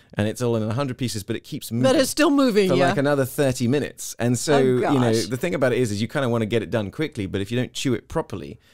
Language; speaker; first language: English; native; English